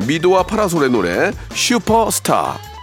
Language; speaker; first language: Korean; native; Korean